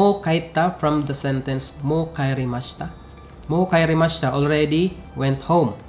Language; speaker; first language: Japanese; non-native, fluent; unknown